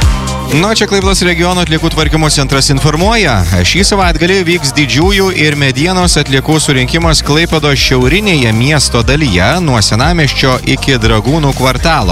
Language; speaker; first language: Lithuanian; native; Lithuanian